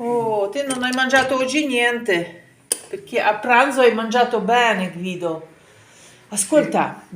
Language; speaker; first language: Italian; non-native, learner; Ukrainian